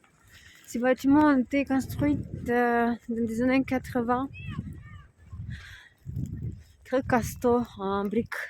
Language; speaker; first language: French; non-native, fluent; Russian